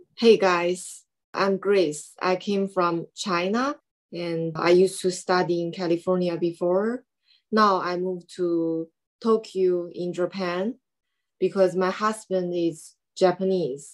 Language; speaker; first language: English; non-native, fluent; Chinese